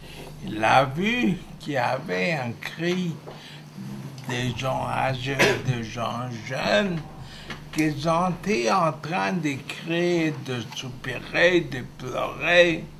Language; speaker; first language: French; non-native, fluent; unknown